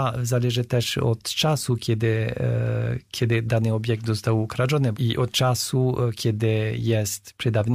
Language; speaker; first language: Polish; non-native, fluent; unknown